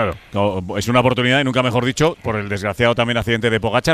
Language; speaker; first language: Spanish; native; Spanish